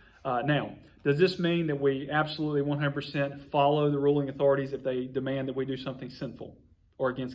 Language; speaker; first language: English; native; English